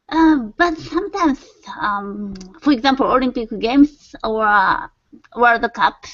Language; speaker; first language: English; non-native, learner; Japanese